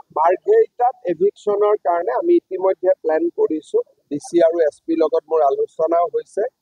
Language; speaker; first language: Assamese; native; Assamese